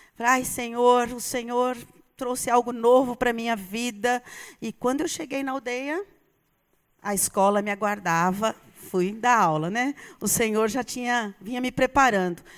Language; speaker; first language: Portuguese; native; Portuguese